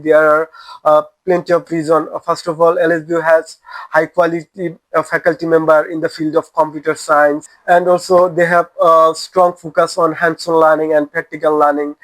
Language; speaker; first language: English; non-native, local second language; Bangla